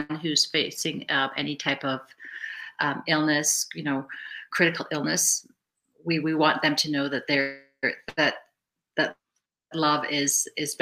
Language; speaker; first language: English; native; English